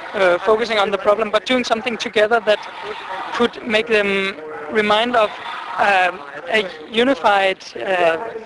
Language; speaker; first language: English; non-native, fluent; Danish